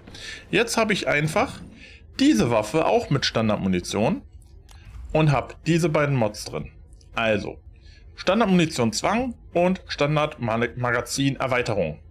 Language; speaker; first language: German; native; German